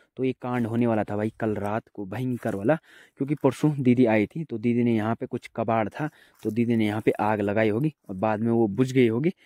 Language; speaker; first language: Hindi; non-native, local second language; Garhwali